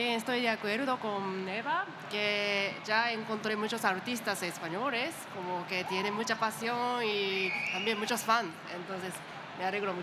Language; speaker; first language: Spanish; non-native, learner; Japanese